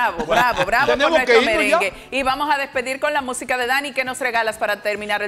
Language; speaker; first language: Spanish; native; Spanish